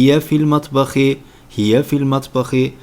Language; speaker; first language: Arabic; non-native, fluent; Turkish